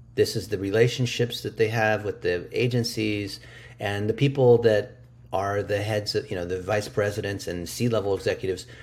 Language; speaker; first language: English; early bilingual, other home language; Chinese